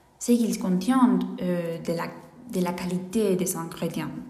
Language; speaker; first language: French; non-native, learner; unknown